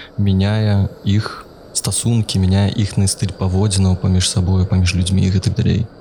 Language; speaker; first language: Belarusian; non-native, local second language; Russian